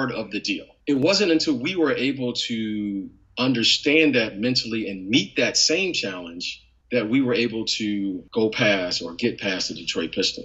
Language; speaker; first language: English; native; English